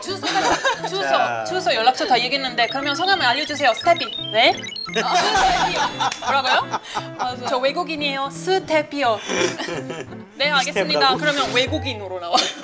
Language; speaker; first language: Korean; non-native, fluent; Italian